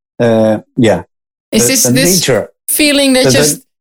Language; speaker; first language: English; non-native, learner; Dutch